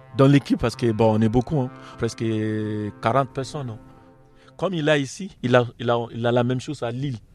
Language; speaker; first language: French; non-native, learner; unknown